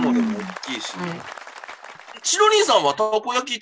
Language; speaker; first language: Japanese; native; Japanese